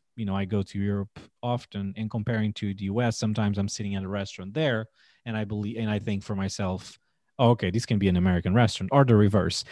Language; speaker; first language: English; non-native, fluent; Portuguese